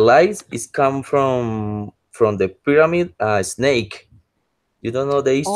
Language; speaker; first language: English; non-native, learner; Spanish